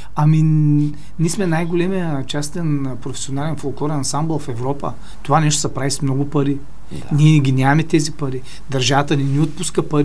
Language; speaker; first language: Bulgarian; native; Bulgarian